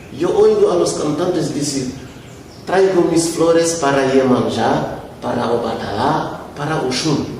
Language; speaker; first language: Spanish; non-native, fluent; Wolof